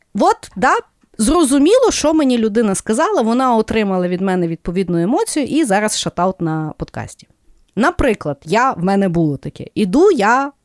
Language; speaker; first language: Ukrainian; native; Ukrainian